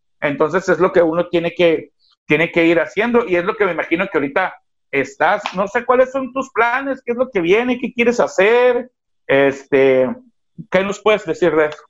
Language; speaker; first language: Spanish; native; Spanish